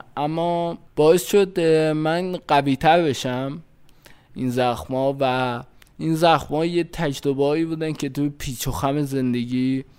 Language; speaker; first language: Persian; native; Persian